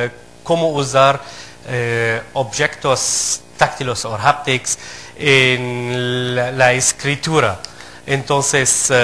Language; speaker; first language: Spanish; non-native, fluent; Arabic